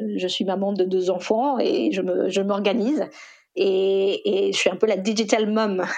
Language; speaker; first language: French; non-native, fluent; Spanish